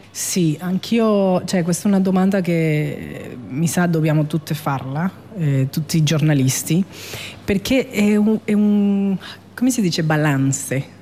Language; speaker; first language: Italian; non-native, fluent; Spanish